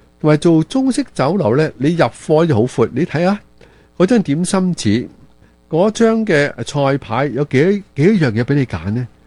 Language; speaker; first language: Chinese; non-native, local second language; Cantonese